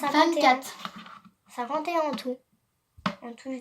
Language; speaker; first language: French; native; French